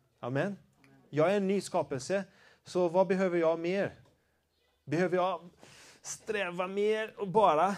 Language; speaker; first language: Swedish; non-native, fluent; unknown